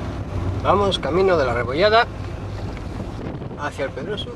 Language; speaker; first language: Spanish; native; Spanish